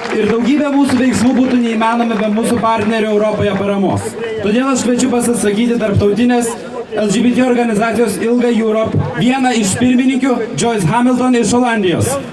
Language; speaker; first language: Lithuanian; native; Lithuanian